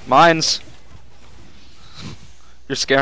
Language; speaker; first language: English; native; English